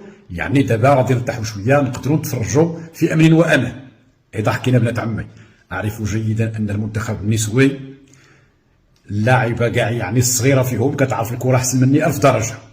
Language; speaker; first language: Arabic; native; Arabic